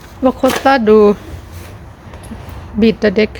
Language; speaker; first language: Swedish; non-native, learner; Thai